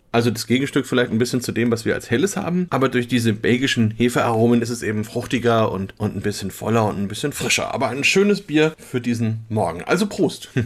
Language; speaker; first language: German; native; German